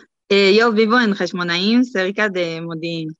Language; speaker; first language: Spanish; non-native, learner; Hebrew